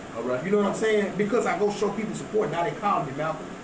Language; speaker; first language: English; native; English